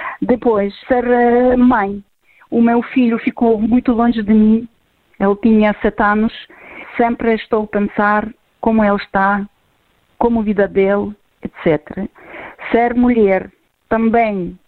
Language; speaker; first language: Portuguese; non-native, fluent; Ukrainian